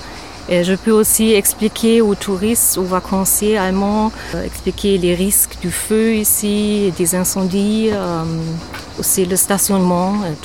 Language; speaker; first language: French; non-native, fluent; German